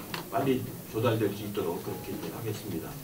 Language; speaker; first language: Korean; native; Korean